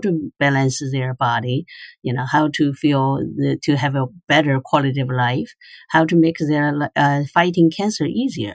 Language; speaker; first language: English; non-native, fluent; Chinese